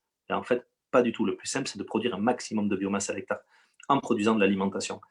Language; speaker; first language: French; native; French